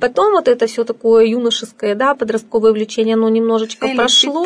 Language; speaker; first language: Russian; native; Russian